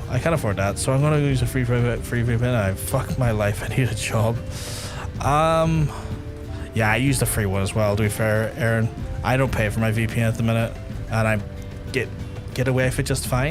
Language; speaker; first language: English; native; English